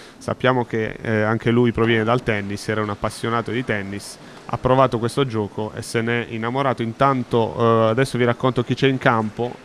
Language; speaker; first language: Italian; native; Italian